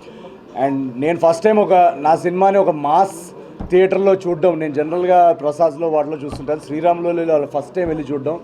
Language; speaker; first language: Telugu; native; Telugu